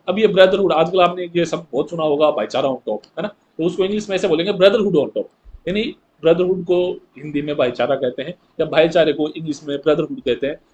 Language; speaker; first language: Hindi; native; Hindi